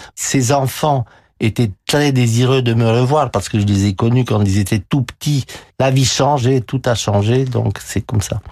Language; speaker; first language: French; non-native, fluent; Romanian